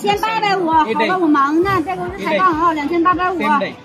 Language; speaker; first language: Chinese; native; Chinese